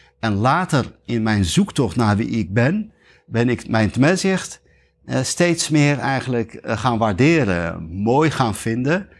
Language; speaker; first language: Dutch; early bilingual, other home language; Riffian